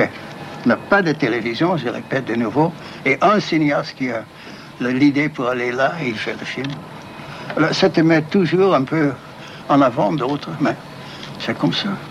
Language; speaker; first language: French; non-native, fluent; Dutch